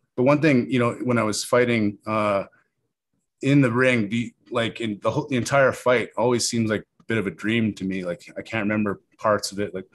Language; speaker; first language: English; native; English